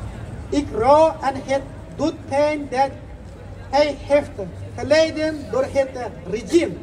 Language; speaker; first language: Dutch; non-native, fluent; Uyghur